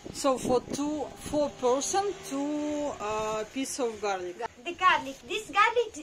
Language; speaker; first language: English; non-native, learner; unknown